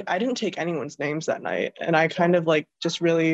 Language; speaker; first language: English; native; English